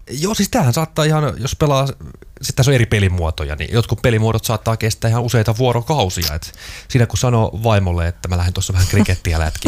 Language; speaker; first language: Finnish; native; Finnish